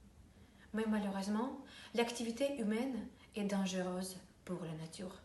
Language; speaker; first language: French; non-native, fluent; Ukrainian